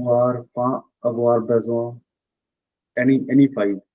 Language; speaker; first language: French; non-native, fluent; Punjabi